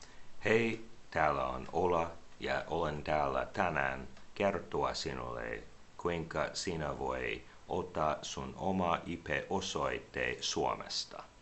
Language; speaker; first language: Finnish; non-native, learner; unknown